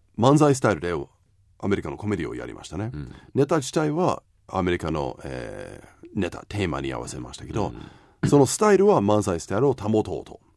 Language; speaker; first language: Japanese; non-native, fluent; English